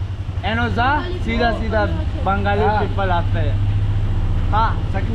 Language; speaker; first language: Hindi; non-native, local second language; Bangla